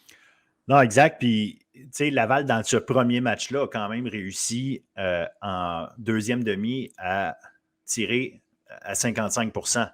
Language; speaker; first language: French; native; French